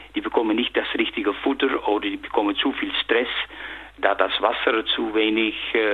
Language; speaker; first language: German; non-native, fluent; Dutch